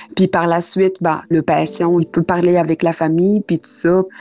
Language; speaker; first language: French; non-native, local second language; Arabic